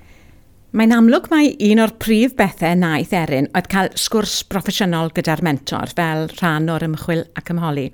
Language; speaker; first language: Welsh; native; Welsh